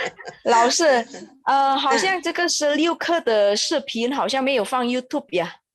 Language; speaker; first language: Chinese; non-native, learner; Indonesian